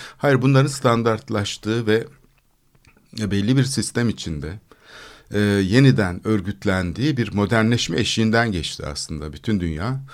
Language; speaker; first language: Turkish; native; Turkish